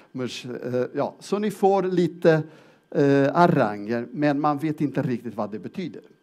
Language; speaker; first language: Swedish; non-native, fluent; Portuguese